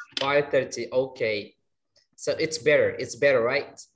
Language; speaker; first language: English; non-native, fluent; Indonesian